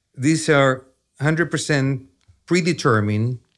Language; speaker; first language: English; non-native, fluent; Spanish